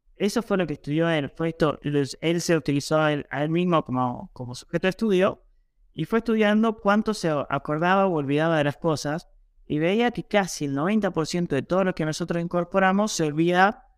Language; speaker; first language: Spanish; native; Spanish